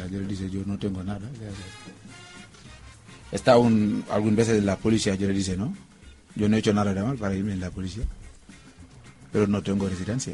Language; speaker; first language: Spanish; non-native, learner; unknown